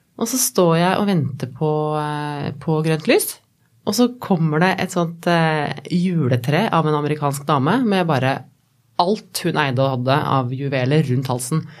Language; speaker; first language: Norwegian; native; Norwegian